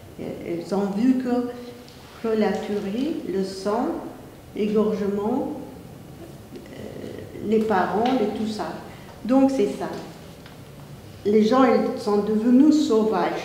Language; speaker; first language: French; non-native, fluent; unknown